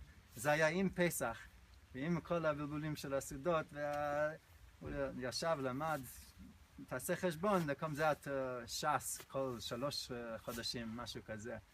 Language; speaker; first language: Hebrew; non-native, fluent; English